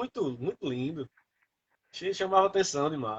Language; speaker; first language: Portuguese; native; Portuguese